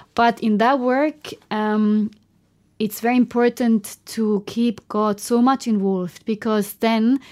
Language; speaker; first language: English; non-native, fluent; German